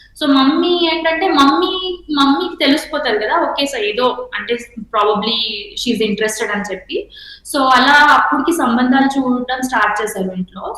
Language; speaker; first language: Telugu; non-native, local second language; Hindi